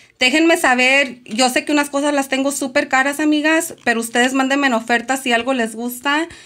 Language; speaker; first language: Spanish; early bilingual, heritage; Spanish